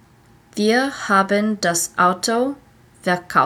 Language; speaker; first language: German; non-native, learner; English